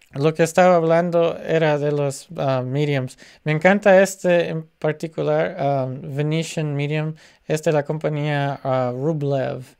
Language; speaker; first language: Spanish; early bilingual, heritage; Spanish